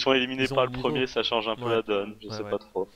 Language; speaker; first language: French; native; French